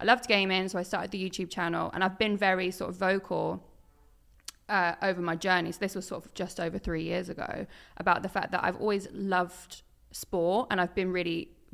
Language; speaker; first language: English; native; English